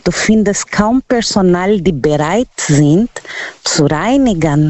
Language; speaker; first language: German; non-native, learner; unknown